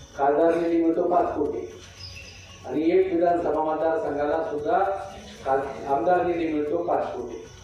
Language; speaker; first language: Marathi; native; Marathi